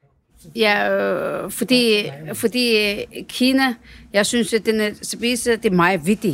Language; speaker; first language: Danish; non-native, learner; Chinese